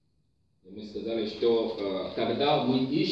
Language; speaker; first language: Russian; non-native, fluent; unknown